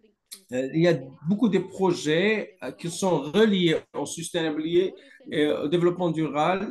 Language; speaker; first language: French; non-native, fluent; English